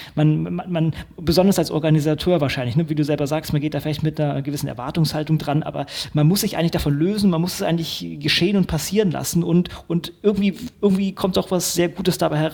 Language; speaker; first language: German; native; German